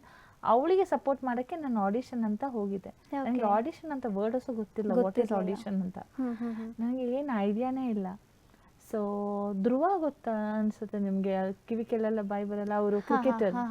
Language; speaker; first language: Kannada; non-native, learner; Hindi